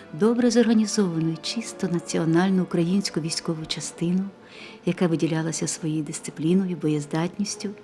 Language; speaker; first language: Ukrainian; native; Ukrainian